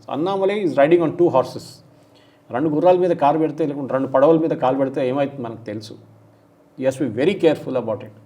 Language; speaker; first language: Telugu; non-native, local second language; Malayalam